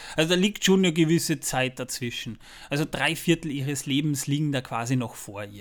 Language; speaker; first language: German; native; German